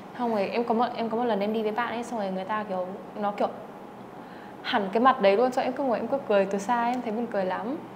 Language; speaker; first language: Vietnamese; early bilingual, heritage; Czech